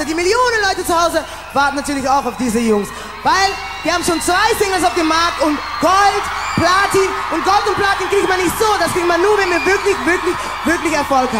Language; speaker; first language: German; non-native, learner; English